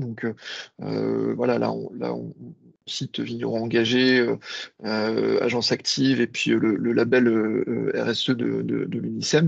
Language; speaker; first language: French; native; French